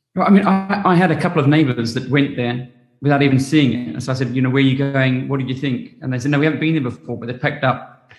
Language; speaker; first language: English; native; English